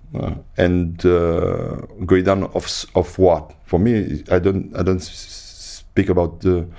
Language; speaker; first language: English; non-native, fluent; French